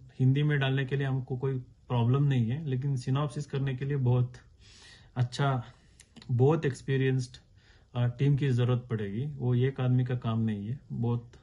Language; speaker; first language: Hindi; non-native, local second language; Kannada